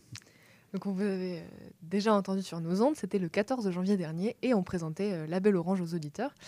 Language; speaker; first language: French; native; French